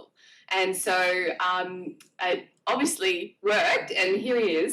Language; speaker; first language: English; native; English